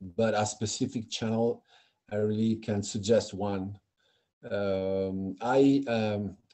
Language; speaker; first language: English; native; English